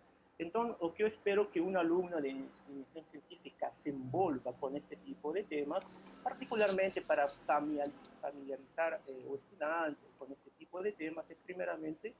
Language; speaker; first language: Portuguese; non-native, fluent; Spanish